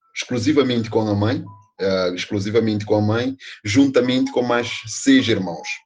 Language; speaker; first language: Portuguese; non-native, local second language; Kabuverdianu